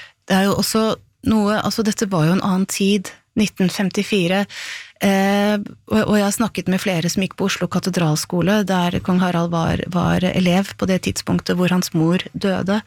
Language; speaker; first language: Norwegian; native; Norwegian